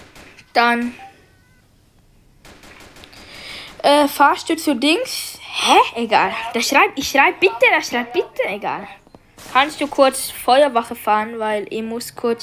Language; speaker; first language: German; native; German